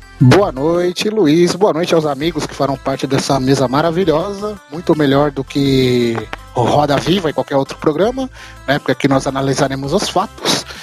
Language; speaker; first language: Portuguese; native; Portuguese